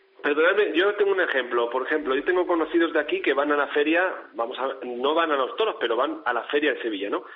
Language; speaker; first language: Spanish; native; Spanish